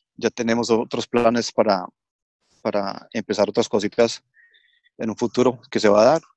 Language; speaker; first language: Spanish; early bilingual, heritage; English